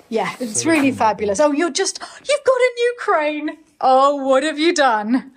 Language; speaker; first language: English; native; English